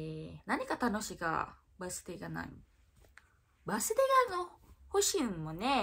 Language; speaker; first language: Japanese; non-native, learner; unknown